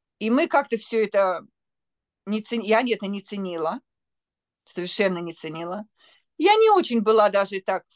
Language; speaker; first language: Russian; native; Russian